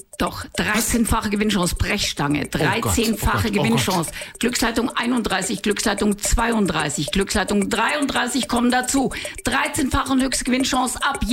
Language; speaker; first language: German; native; German